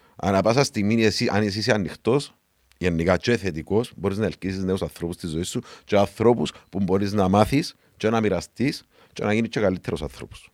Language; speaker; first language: Greek; native; Greek